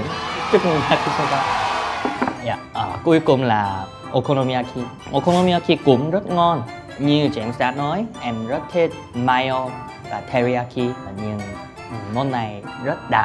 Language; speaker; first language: Vietnamese; non-native, fluent; Korean